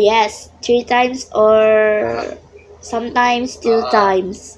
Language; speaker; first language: English; non-native, learner; Indonesian